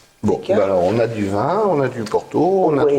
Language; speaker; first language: French; native; French